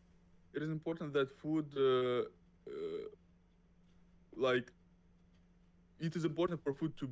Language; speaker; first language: English; non-native, learner; Russian